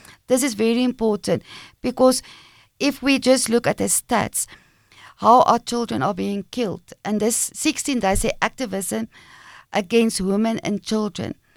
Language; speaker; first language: English; non-native, local second language; Afrikaans